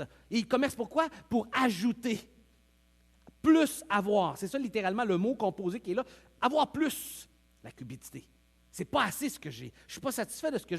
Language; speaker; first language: French; native; French